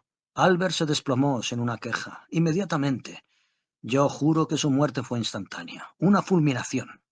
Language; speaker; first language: Spanish; native; Spanish